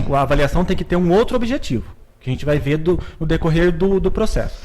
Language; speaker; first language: Portuguese; native; Portuguese